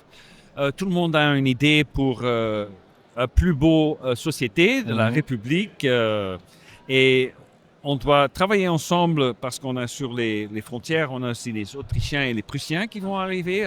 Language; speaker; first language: French; non-native, local second language; Dutch